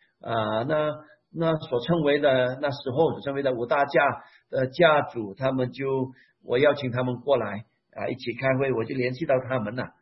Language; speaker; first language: Chinese; non-native, local second language; Hakka Chinese